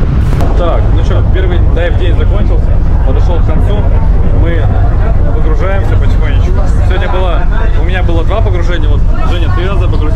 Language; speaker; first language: Russian; native; Russian